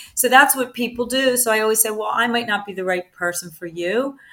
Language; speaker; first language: English; early bilingual, other home language; Italian